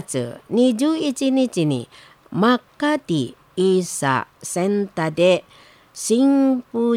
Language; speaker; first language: Japanese; non-native, learner; Indonesian